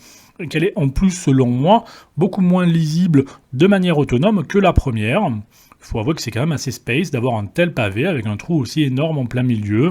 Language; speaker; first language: French; native; French